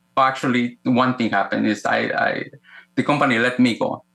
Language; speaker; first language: English; non-native, fluent; Spanish